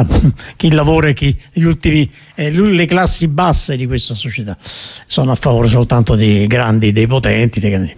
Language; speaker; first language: Italian; native; Italian